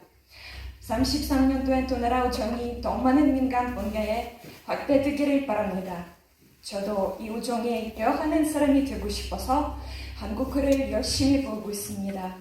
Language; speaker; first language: Korean; non-native, learner; Russian